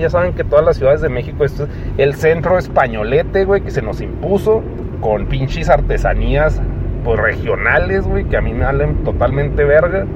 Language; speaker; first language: Spanish; native; Spanish